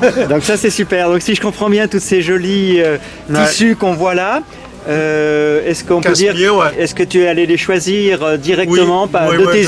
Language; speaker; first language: French; native; French